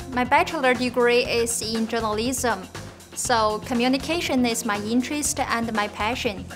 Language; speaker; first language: English; non-native, fluent; Chinese